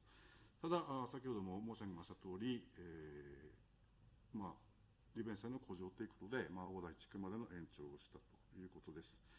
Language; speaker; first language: Japanese; native; Japanese